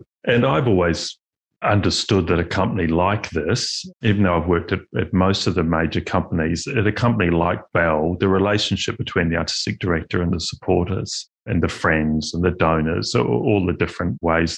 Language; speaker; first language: English; native; English